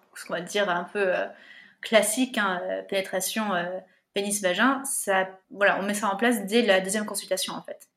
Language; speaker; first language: French; native; French